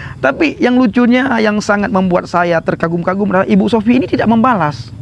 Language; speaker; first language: Indonesian; non-native, local second language; Achinese